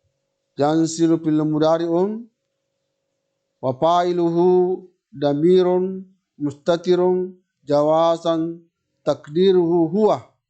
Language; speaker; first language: Arabic; non-native, fluent; Indonesian